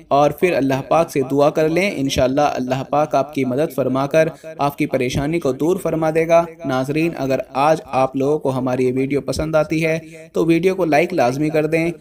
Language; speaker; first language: Urdu; native; Urdu